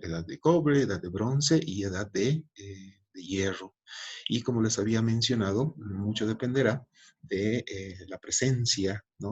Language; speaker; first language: Spanish; native; Spanish